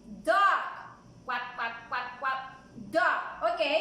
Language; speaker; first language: English; non-native, fluent; Spanish